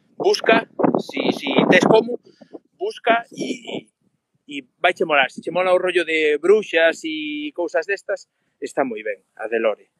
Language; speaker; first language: Galician; native; Galician